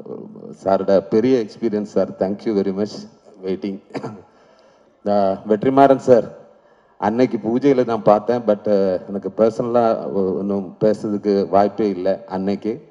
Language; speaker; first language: Tamil; non-native, learner; Malayalam